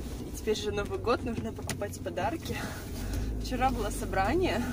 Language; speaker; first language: Russian; native; Russian